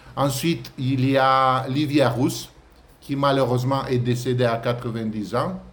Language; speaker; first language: French; non-native, fluent; Romanian